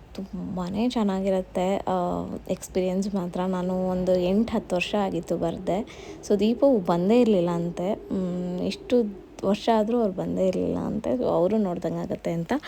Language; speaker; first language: Kannada; non-native, local second language; Marathi